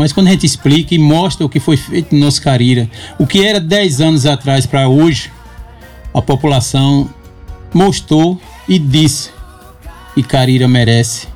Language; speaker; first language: Portuguese; native; Portuguese